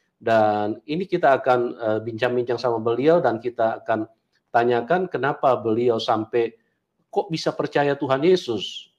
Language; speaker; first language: Indonesian; native; Indonesian